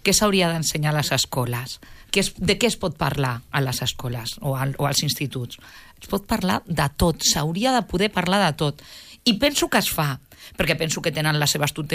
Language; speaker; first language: Catalan; native; Catalan